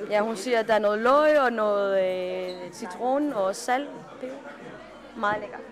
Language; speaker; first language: Danish; non-native, fluent; Spanish